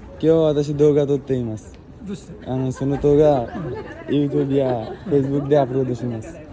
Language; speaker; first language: Japanese; non-native, learner; Bangla